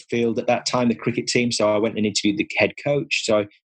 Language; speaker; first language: English; native; English